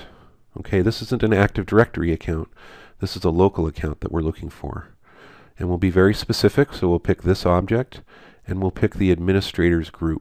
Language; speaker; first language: English; native; English